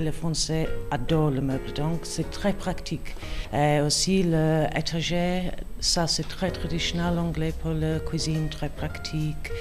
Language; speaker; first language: French; non-native, learner; English